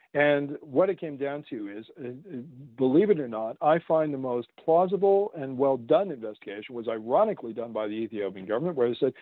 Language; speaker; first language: English; native; English